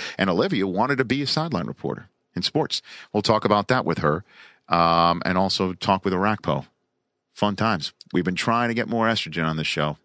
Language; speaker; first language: English; native; English